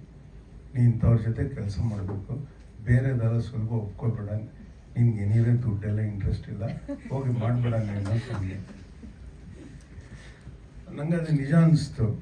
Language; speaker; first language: Kannada; native; Kannada